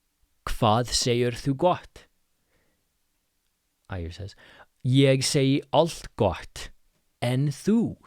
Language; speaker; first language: Icelandic; non-native, fluent; English